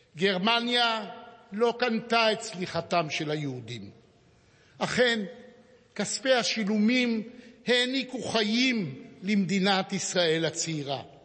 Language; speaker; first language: Hebrew; native; Hebrew